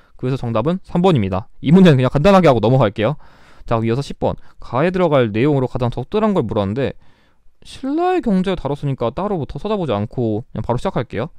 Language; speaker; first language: Korean; native; Korean